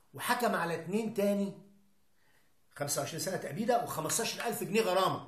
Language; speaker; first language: Arabic; native; Arabic